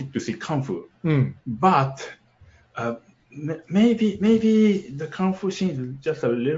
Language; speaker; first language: English; non-native, learner; Japanese